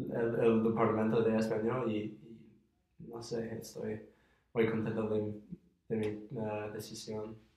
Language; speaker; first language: Spanish; non-native, fluent; English